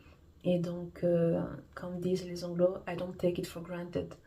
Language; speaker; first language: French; non-native, fluent; Portuguese